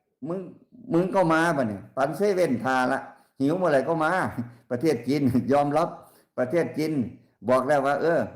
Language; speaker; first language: Thai; non-native, local second language; Lao